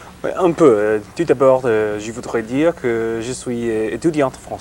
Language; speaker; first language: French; non-native, learner; English